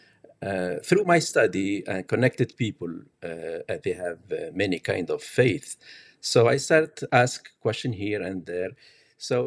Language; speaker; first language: English; non-native, learner; Arabic